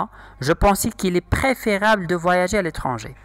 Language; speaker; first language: French; non-native, local second language; Arabic